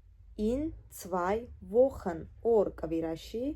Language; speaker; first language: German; non-native, fluent; Georgian